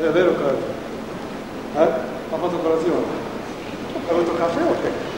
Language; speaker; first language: Italian; non-native, learner; Japanese